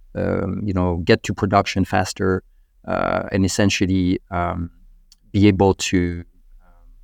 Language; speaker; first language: English; non-native, fluent; French